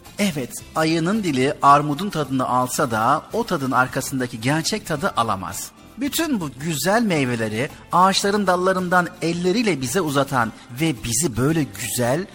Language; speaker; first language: Turkish; native; Turkish